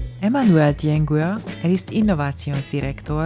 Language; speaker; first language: German; non-native, fluent; Hungarian